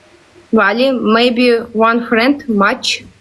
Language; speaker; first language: English; non-native, learner; Russian